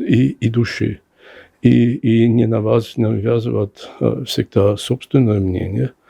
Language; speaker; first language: Russian; non-native, fluent; German